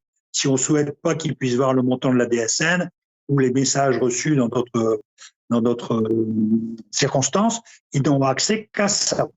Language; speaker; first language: French; native; French